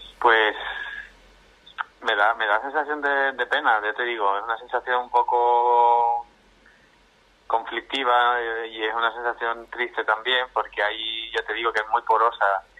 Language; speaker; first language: Spanish; native; Spanish